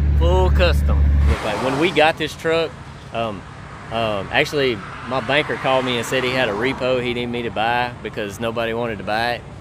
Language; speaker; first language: English; native; English